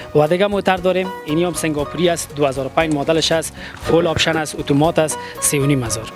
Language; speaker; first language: Persian; native; Persian